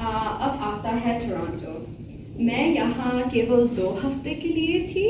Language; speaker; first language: Hindi; non-native, learner; Bangla